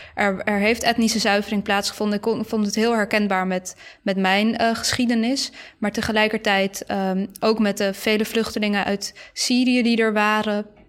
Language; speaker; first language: Dutch; early bilingual, other home language; Bosnian